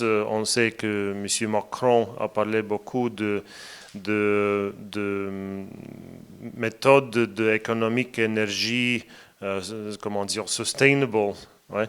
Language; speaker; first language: French; non-native, fluent; Latvian